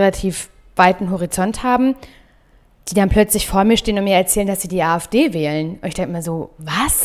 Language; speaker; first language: German; native; German